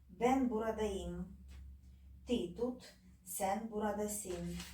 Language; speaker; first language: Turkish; non-native, learner; Ukrainian